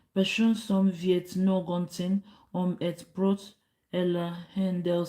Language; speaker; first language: Swedish; non-native, learner; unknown